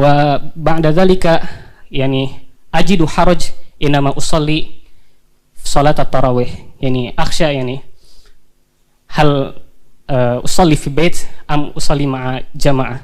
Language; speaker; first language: Arabic; non-native, fluent; Indonesian